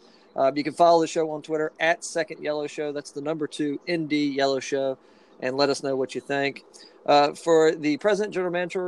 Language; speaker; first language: English; native; English